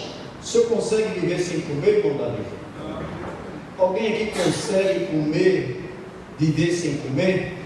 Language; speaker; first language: Portuguese; native; Portuguese